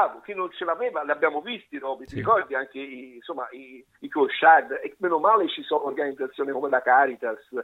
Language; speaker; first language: Italian; native; Italian